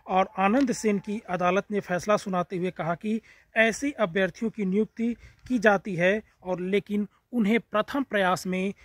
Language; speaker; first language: Hindi; native; Hindi